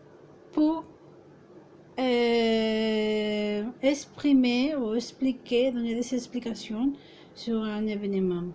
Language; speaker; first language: French; non-native, fluent; Spanish